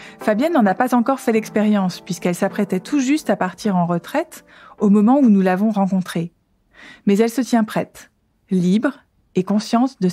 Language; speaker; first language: French; native; French